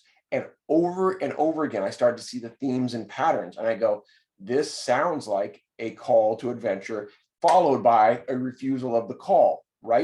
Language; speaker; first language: English; native; English